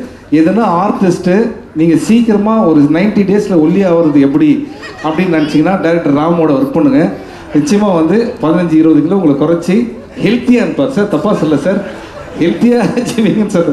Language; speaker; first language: Tamil; native; Tamil